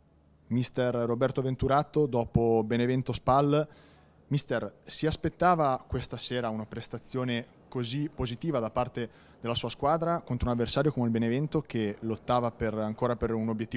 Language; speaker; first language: Italian; native; Italian